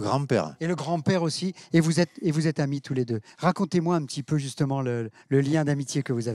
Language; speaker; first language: French; native; French